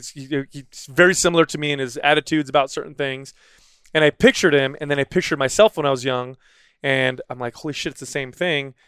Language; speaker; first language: English; native; English